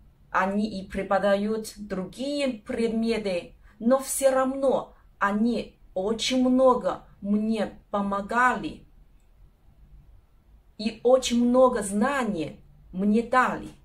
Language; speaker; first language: Russian; non-native, learner; Chinese